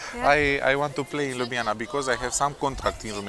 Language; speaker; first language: English; non-native, learner; Romanian